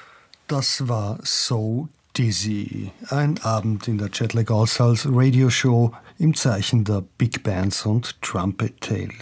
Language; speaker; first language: German; native; German